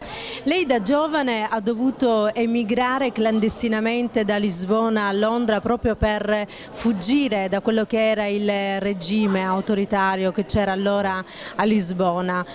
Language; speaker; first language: Italian; native; Italian